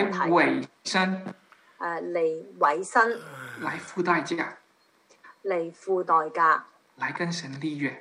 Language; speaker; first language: Chinese; native; Chinese